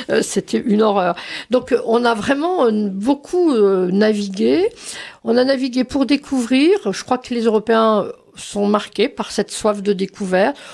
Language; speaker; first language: French; native; French